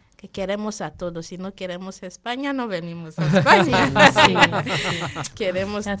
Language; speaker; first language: Spanish; non-native, fluent; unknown